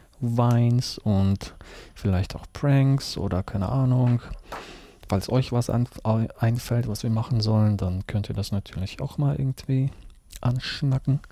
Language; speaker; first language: German; early bilingual, other home language; Russian